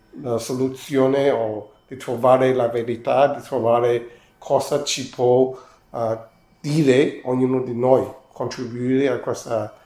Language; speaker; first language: Italian; non-native, fluent; Cantonese